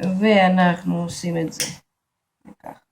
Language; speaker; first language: Hebrew; non-native, fluent; Russian